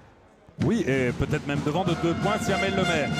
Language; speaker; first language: French; native; French